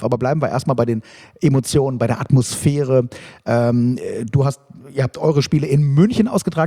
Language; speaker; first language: German; native; German